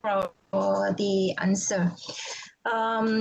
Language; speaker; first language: English; non-native, local second language; Malay